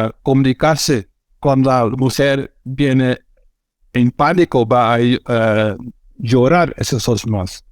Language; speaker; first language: Spanish; non-native, fluent; Dutch